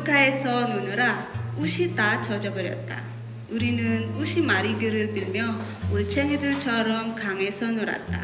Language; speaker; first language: Korean; non-native, fluent; Filipino